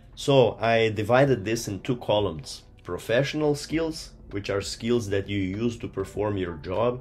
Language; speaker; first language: English; non-native, fluent; Portuguese